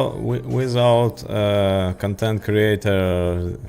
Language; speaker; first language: English; non-native, learner; Ukrainian